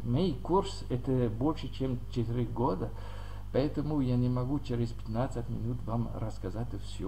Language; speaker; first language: Russian; non-native, learner; French